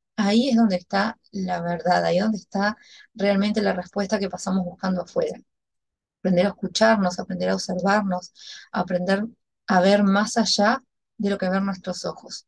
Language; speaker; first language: Spanish; native; Spanish